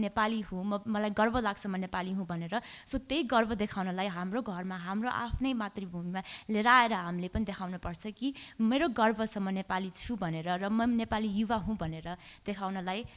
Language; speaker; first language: Nepali; early bilingual, heritage; Nepali